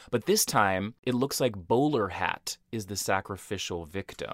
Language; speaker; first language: English; early bilingual, other home language; Portuguese